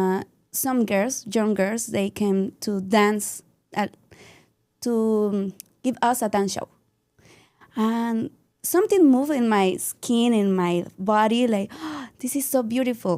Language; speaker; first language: English; non-native, learner; Spanish